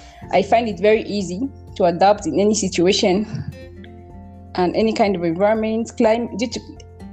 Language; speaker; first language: English; non-native, local second language; Bemba